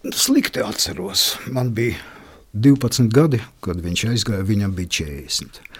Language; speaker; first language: Latvian; non-native, local second language; Russian